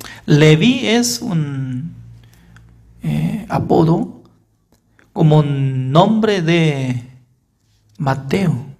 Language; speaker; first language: Spanish; non-native, fluent; Korean